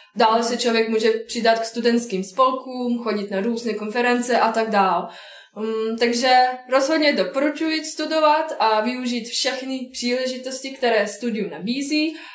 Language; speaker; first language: Czech; non-native, fluent; Bosnian